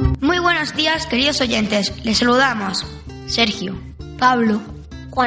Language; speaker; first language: Spanish; native; Spanish